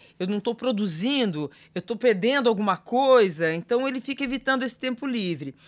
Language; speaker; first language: Portuguese; native; Portuguese